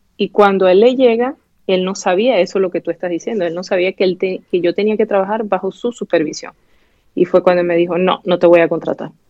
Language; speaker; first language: Spanish; native; Spanish